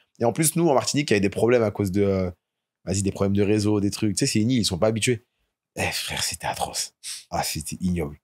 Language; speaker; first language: French; native; French